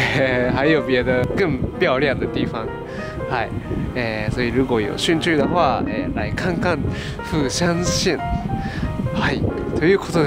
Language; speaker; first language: Chinese; non-native, fluent; Japanese